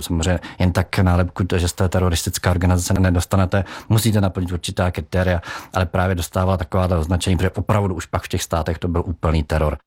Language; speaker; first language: Czech; native; Czech